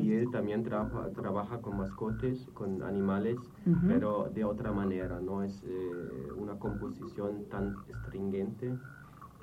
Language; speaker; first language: Spanish; non-native, fluent; German